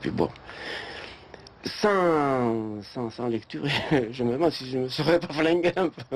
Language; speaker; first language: French; native; French